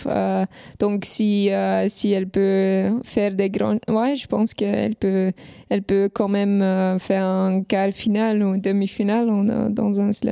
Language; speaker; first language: French; non-native, local second language; Dutch